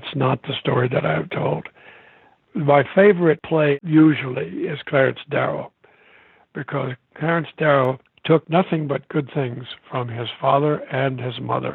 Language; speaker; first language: English; native; English